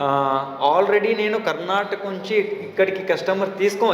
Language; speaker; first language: Telugu; non-native, local second language; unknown